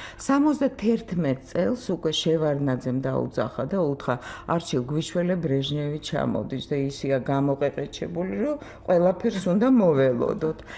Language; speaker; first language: Georgian; non-native, fluent; Russian